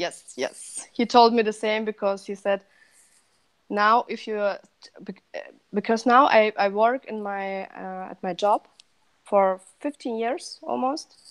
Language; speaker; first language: English; non-native, fluent; Russian